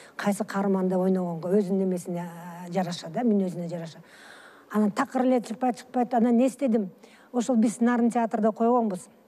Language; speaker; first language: Kyrgyz; early bilingual, other home language; Russian